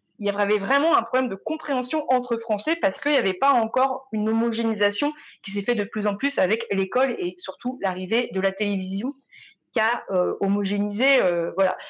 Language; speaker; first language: French; native; French